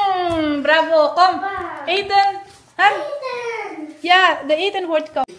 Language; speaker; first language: Dutch; non-native, fluent; Filipino